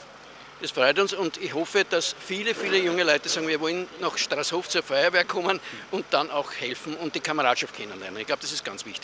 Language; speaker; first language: German; native; German